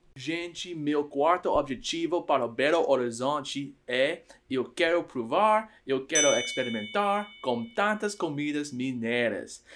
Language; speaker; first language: Portuguese; non-native, learner; Dutch